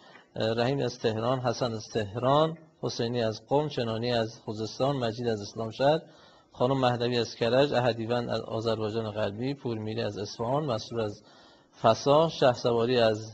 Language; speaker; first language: Persian; native; Persian